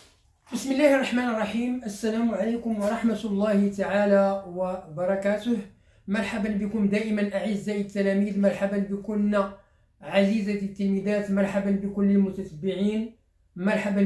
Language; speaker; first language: Arabic; native; Arabic